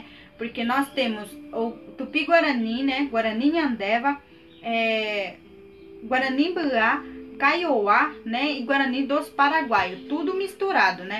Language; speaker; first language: Portuguese; non-native, local second language; Guarani